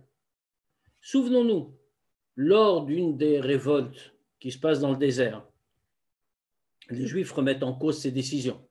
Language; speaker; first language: French; native; French